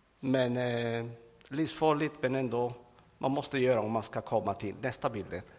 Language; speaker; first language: Swedish; non-native, fluent; Spanish